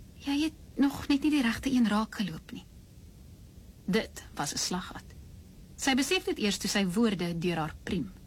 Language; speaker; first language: Afrikaans; native; Afrikaans